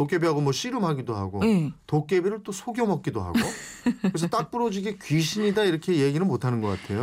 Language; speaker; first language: Korean; native; Korean